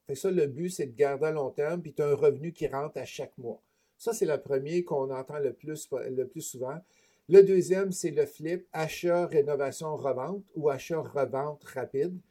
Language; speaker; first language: French; native; French